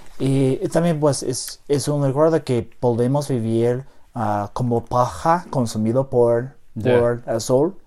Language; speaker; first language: Spanish; non-native, learner; English